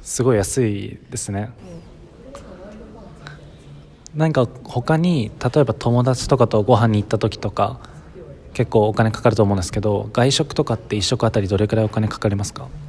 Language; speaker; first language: Japanese; native; Japanese